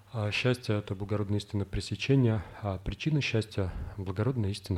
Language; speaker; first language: Russian; native; Russian